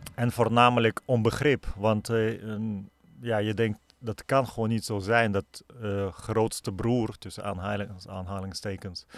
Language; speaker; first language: Dutch; non-native, fluent; Ukrainian